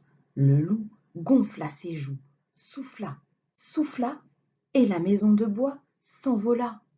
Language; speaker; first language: French; native; French